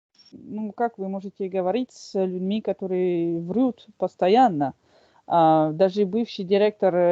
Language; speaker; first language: Russian; non-native, fluent; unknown